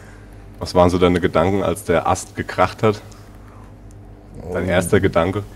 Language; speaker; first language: German; native; German